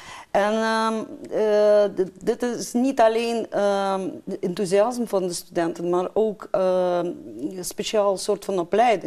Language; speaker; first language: Dutch; non-native, fluent; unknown